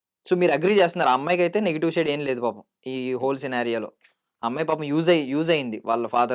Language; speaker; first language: Telugu; native; Telugu